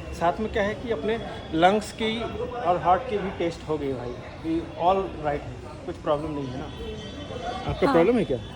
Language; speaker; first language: Hindi; native; Hindi